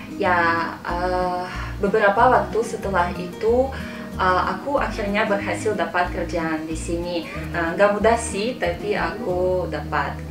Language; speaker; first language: Indonesian; non-native, fluent; Russian